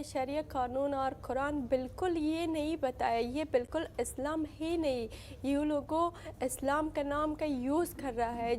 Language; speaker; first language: Hindi; non-native, learner; Persian